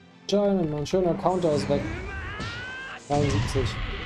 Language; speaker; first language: German; native; German